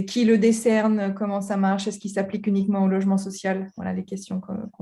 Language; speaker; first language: French; native; French